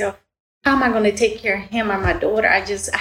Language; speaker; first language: English; early bilingual, other home language; Spanish